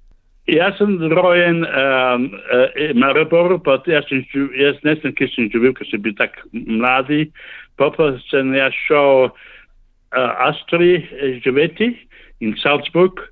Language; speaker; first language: Slovenian; early bilingual, heritage; Slovenian